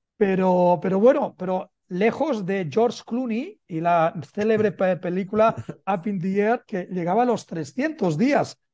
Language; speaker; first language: Spanish; native; Spanish